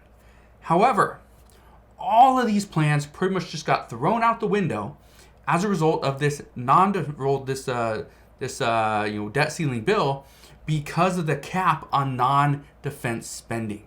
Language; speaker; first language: English; native; English